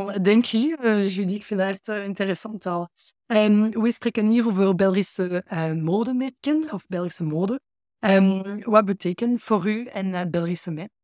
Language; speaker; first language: Dutch; non-native, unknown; French